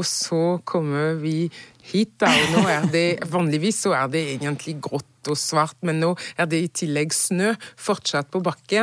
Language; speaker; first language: Norwegian; non-native, fluent; French